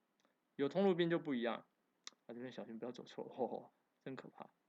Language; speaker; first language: Chinese; native; Chinese